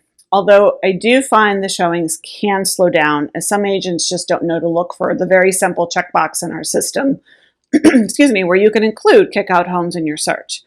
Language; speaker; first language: English; native; English